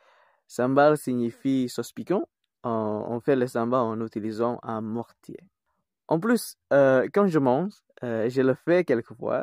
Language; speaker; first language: French; non-native, fluent; Indonesian